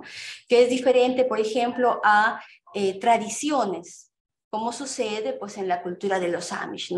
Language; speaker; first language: Spanish; native; Spanish